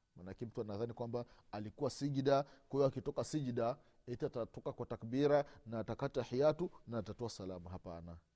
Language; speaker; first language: Swahili; native; Swahili